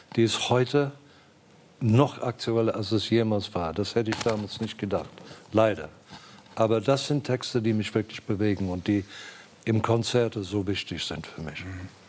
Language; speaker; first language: German; non-native, fluent; English